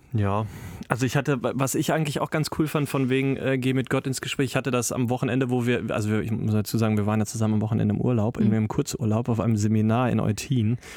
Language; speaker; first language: German; native; German